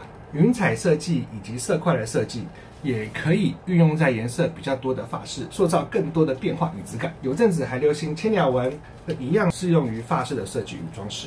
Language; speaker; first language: Chinese; native; Chinese